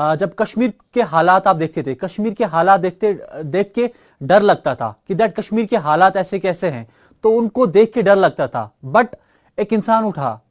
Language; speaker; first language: Hindi; non-native, local second language; Kashmiri